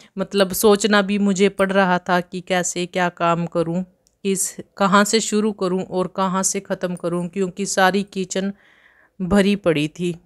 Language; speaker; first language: Hindi; native; Hindi